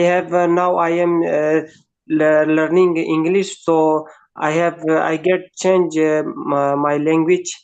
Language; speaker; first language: English; non-native, learner; Persian